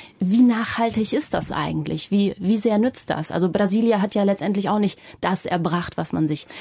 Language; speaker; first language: German; native; German